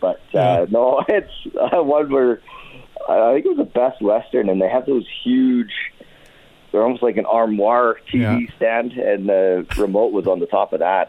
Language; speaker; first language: English; native; English